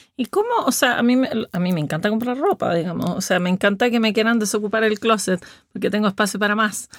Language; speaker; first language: Spanish; native; Spanish